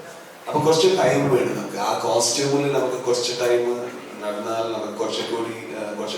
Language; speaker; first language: Malayalam; non-native, learner; Kannada